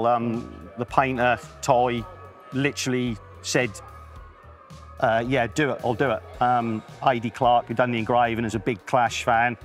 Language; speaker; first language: English; native; English